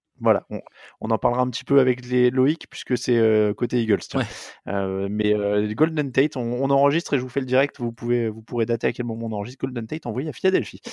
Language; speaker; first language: French; native; French